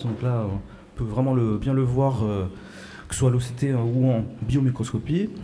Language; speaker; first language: French; native; French